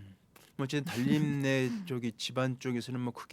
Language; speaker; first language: Korean; native; Korean